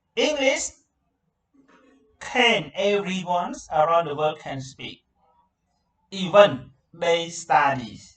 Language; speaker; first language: English; non-native, learner; Khmer